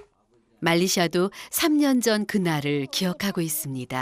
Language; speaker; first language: Korean; native; Korean